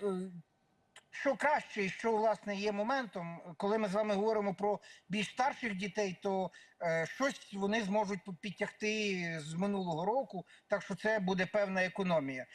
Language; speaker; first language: Ukrainian; native; Ukrainian